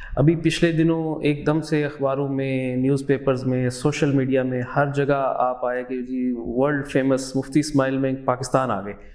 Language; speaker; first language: Urdu; native; Urdu